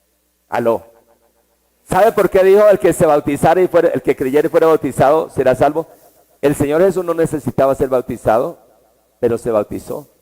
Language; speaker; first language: Spanish; native; Spanish